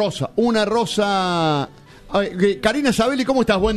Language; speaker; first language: Spanish; native; Spanish